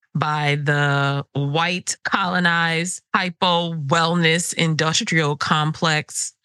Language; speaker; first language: English; early bilingual, other home language; Krio